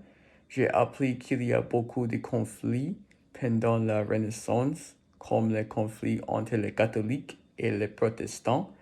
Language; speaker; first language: French; non-native, learner; English